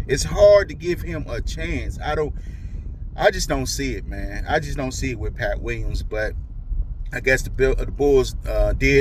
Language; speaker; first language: English; native; English